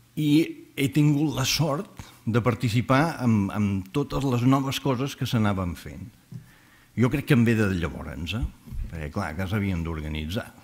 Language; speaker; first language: Catalan; native; Catalan